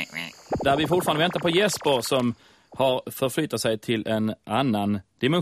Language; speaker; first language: Swedish; native; Swedish